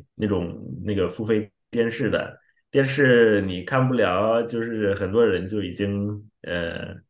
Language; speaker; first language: Chinese; non-native, fluent; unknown